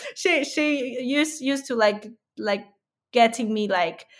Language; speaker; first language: English; non-native, fluent; Chinese